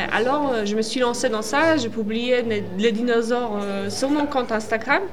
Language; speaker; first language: French; non-native, fluent; Polish